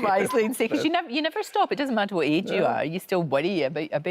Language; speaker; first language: English; native; English